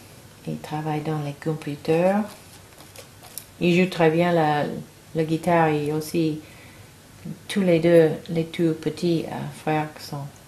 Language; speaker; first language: French; non-native, learner; English